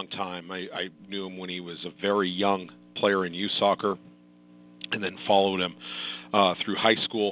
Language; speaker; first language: English; native; English